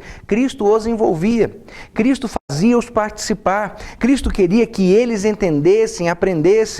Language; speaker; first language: Portuguese; native; Portuguese